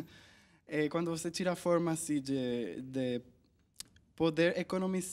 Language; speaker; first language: Portuguese; non-native, learner; Spanish